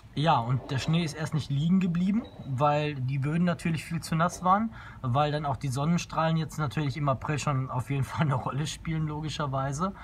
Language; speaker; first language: German; native; German